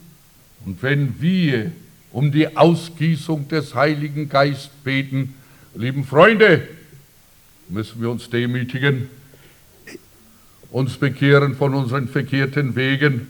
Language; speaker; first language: German; early bilingual, heritage; German